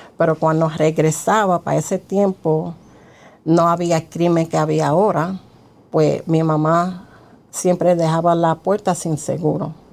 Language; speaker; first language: Spanish; early bilingual, heritage; Spanish